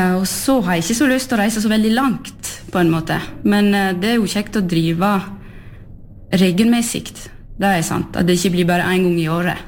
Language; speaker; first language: Norwegian; early bilingual, heritage; French